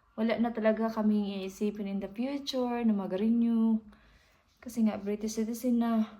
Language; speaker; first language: Filipino; non-native, local second language; Cebuano